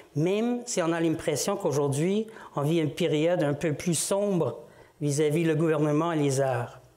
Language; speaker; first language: French; non-native, fluent; English